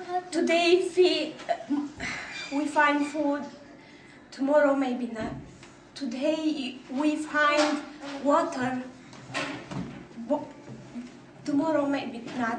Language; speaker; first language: English; non-native, learner; Arabic